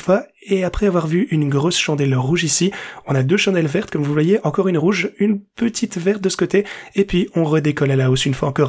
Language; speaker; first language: French; native; French